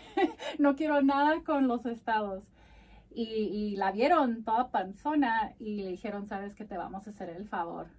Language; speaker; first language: Spanish; early bilingual, heritage; Spanish